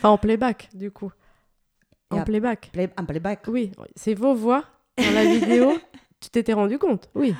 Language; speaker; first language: French; native; French